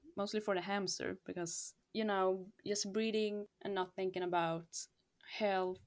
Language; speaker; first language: English; non-native, fluent; Swedish